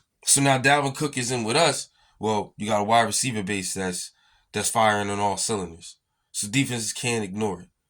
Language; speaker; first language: English; native; English